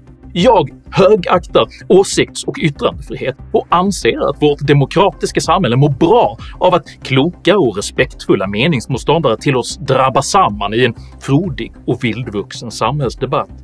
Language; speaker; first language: Swedish; native; Swedish